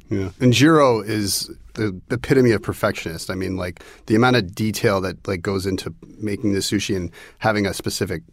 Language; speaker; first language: English; native; English